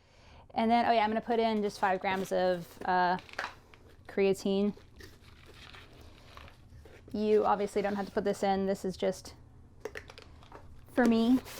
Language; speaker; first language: English; native; English